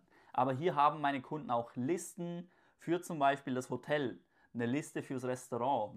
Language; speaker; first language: German; native; German